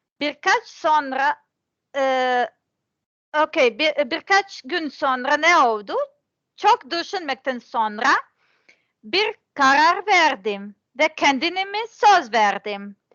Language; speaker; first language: Turkish; non-native, learner; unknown